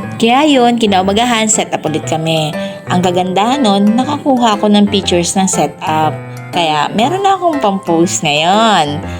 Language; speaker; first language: Filipino; non-native, local second language; Bikol